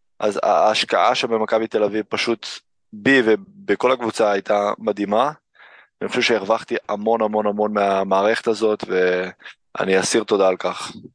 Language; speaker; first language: Hebrew; early bilingual, other home language; English